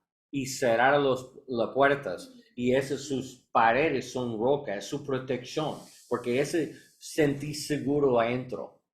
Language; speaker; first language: Spanish; non-native, learner; English